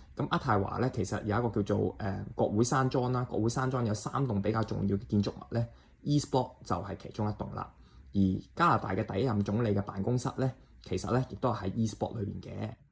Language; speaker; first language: Cantonese; native; Cantonese